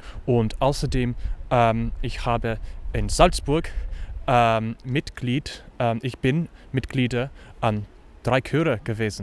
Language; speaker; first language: German; non-native, learner; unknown